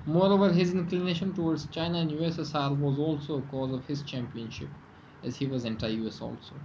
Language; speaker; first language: English; non-native, local second language; Urdu